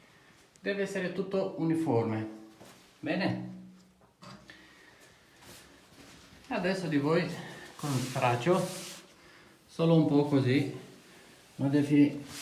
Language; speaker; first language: Italian; non-native, fluent; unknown